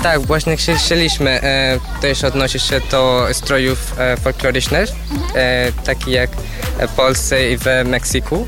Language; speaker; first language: Polish; non-native, learner; Spanish